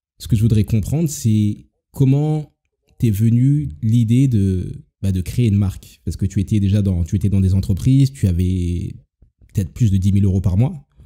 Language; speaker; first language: French; native; French